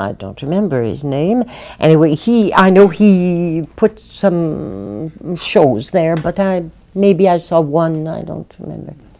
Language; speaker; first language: English; non-native, fluent; French